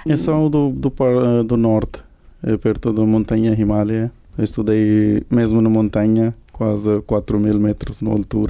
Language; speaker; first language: Portuguese; non-native, learner; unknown